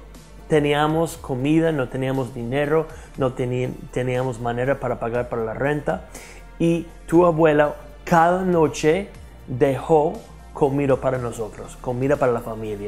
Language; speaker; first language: Spanish; non-native, fluent; English